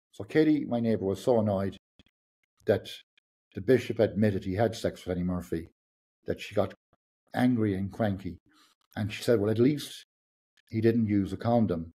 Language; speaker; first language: English; non-native, local second language; Irish